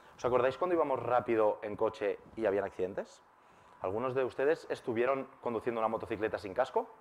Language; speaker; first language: Spanish; native; Spanish